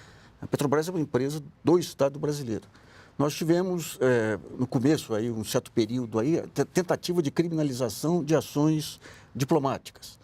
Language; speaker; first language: Portuguese; native; Portuguese